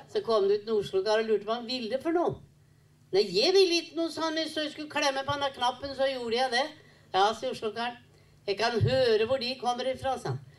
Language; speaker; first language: Norwegian; native; Norwegian